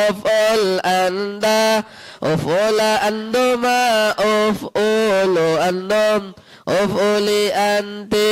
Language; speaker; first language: Arabic; non-native, fluent; Indonesian